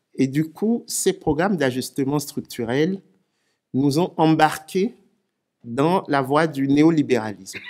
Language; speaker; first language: French; non-native, local second language; Ewe